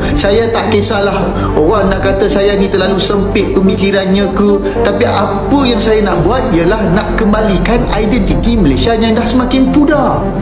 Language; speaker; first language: Malay; native; Malay